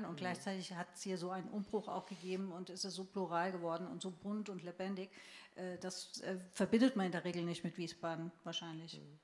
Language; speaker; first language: German; native; German